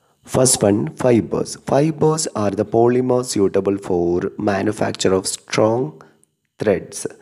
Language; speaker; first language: English; non-native, local second language; Malayalam